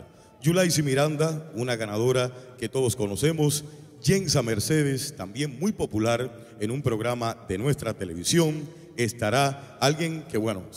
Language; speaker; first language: Spanish; native; Spanish